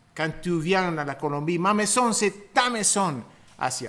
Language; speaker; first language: French; non-native, learner; Spanish